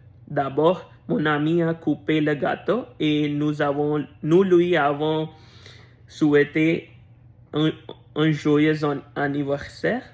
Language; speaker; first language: French; non-native, learner; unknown